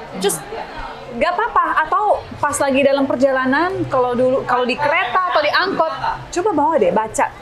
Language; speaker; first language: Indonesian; early bilingual, heritage; English